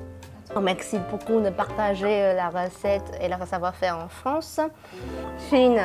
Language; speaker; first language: French; non-native, fluent; Chinese